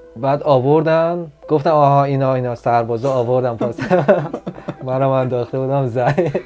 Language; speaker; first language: Persian; native; Persian